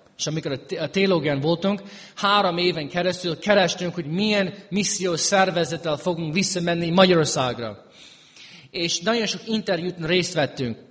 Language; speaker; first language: Hungarian; early bilingual, heritage; Hungarian